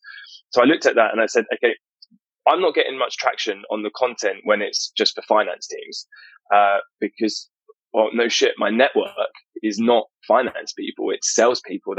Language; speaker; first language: English; native; English